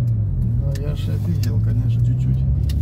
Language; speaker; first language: Russian; native; Russian